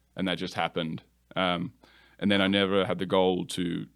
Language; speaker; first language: English; native; English